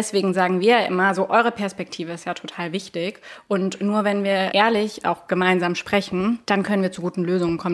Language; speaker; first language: German; native; German